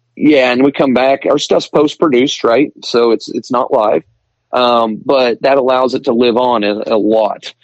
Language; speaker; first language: English; native; English